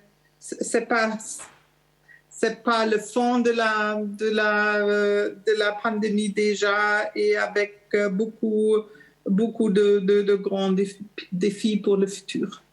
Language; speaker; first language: French; non-native, learner; German